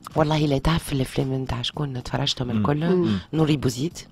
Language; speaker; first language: Arabic; early bilingual, heritage; Arabic